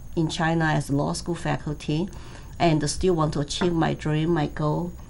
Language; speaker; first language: English; non-native, fluent; Chinese